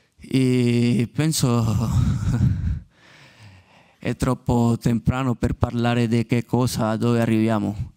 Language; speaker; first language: Italian; non-native, learner; Spanish